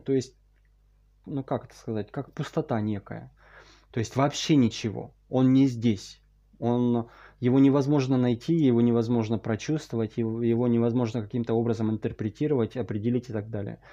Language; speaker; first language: Russian; native; Russian